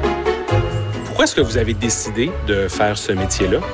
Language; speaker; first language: French; native; French